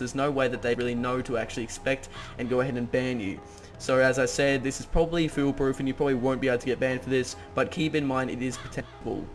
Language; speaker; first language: English; native; English